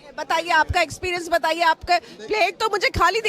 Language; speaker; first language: Hindi; native; Hindi